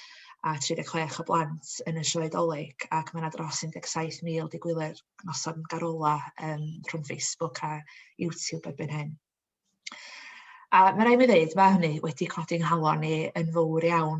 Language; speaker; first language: Welsh; native; Welsh